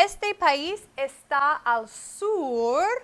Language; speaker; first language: Spanish; non-native, fluent; English